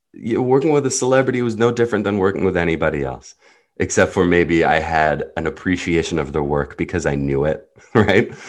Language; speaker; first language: English; early bilingual, other home language; Hebrew